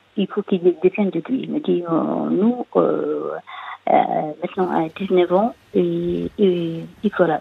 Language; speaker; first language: French; non-native, local second language; Arabic